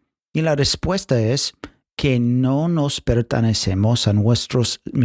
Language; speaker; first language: Spanish; non-native, fluent; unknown